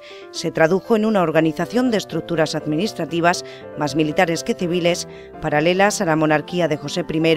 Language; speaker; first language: Spanish; native; Spanish